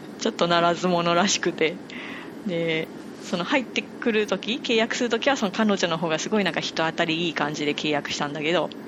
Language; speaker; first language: Japanese; native; Japanese